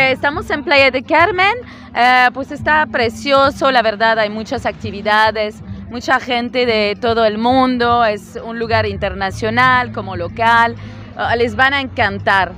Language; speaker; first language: Spanish; native; Spanish